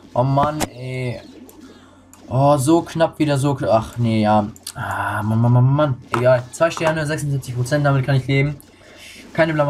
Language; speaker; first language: German; native; German